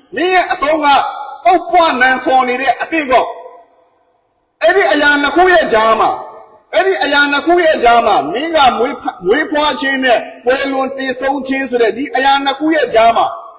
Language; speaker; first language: Burmese; native; Burmese